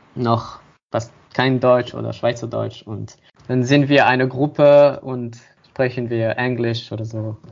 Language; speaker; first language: German; non-native, fluent; French